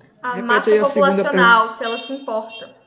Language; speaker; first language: Portuguese; native; Portuguese